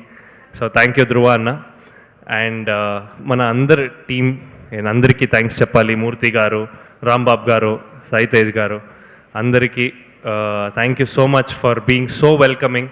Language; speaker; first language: Telugu; non-native, learner; Kannada